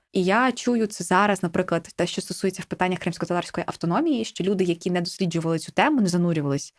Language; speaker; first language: Ukrainian; native; Ukrainian